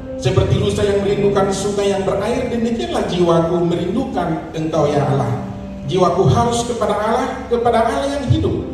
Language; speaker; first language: Indonesian; native; Indonesian